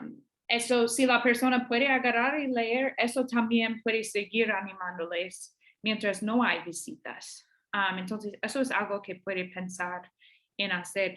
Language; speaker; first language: Spanish; non-native, fluent; English